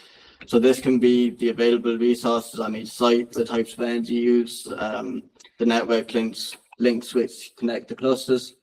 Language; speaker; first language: English; native; English